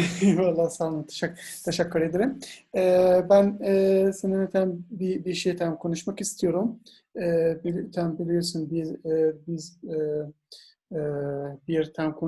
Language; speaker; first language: Turkish; non-native, learner; Arabic